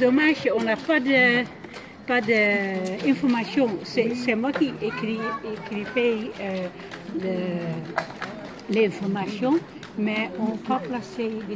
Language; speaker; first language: French; non-native, learner; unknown